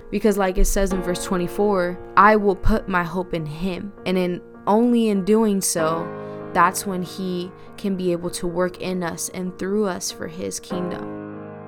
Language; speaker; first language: English; early bilingual, other home language; Spanish